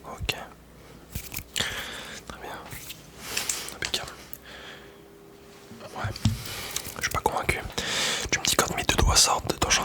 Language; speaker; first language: French; native; French